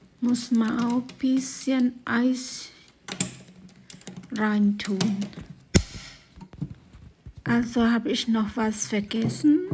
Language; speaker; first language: German; non-native, learner; Thai